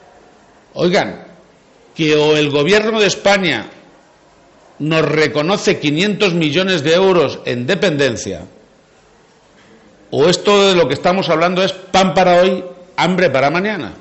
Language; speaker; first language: Spanish; native; Spanish